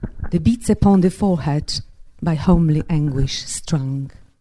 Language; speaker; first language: English; non-native, fluent; Polish